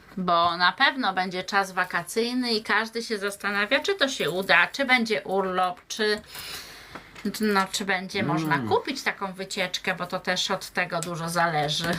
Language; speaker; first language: Polish; native; Polish